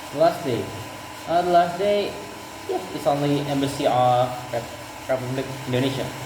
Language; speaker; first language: English; non-native, learner; Indonesian